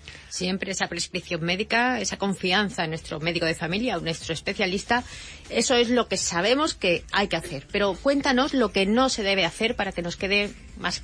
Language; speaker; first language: Spanish; native; Spanish